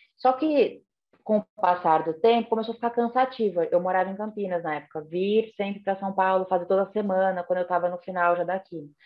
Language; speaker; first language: Portuguese; native; Portuguese